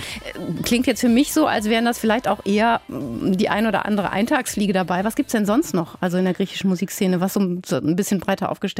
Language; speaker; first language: German; native; German